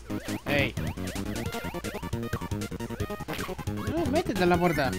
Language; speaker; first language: Spanish; native; Spanish